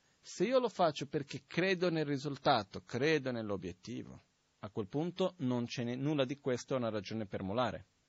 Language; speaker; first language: Italian; non-native, fluent; Portuguese